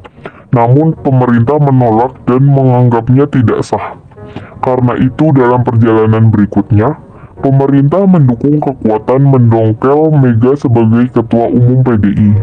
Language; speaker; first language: Indonesian; native; Indonesian